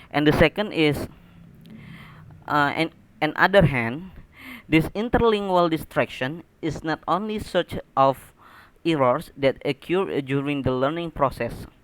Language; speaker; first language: English; non-native, learner; Indonesian